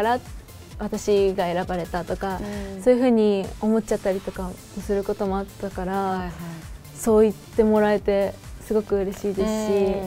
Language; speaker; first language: Japanese; native; Japanese